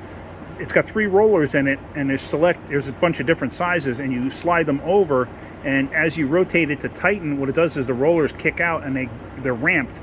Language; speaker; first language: English; native; English